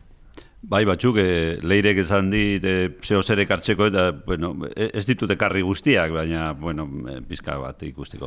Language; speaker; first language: Basque; non-native, local second language; Spanish